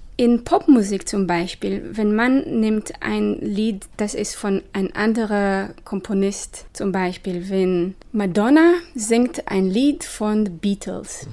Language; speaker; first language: German; non-native, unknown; Hebrew